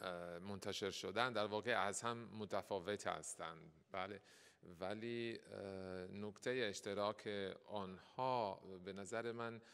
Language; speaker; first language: Persian; non-native, fluent; Italian